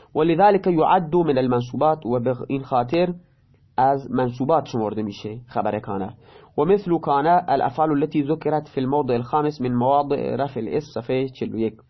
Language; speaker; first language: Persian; non-native, local second language; Baluchi